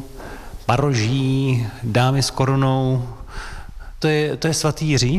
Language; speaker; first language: Czech; native; Czech